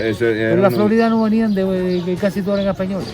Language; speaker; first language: Spanish; native; Spanish